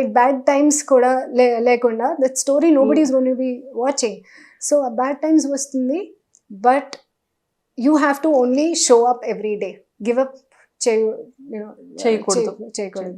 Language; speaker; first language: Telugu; non-native, local second language; Hindi